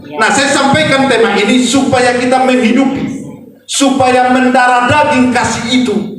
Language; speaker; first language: Indonesian; non-native, local second language; Batak Toba